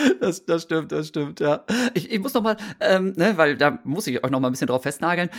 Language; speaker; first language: German; native; German